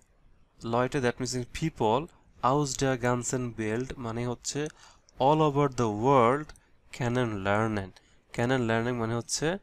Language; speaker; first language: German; non-native, fluent; Bangla